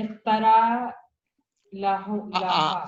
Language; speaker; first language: Arabic; non-native, learner; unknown